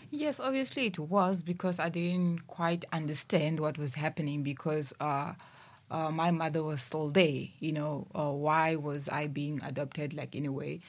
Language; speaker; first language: English; non-native, local second language; Venda